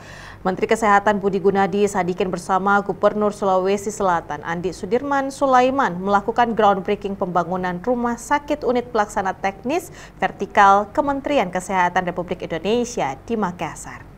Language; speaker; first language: Indonesian; native; Indonesian